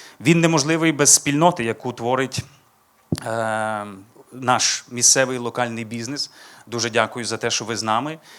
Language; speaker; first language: Ukrainian; native; Ukrainian